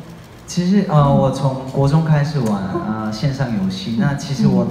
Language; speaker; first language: Chinese; native; Chinese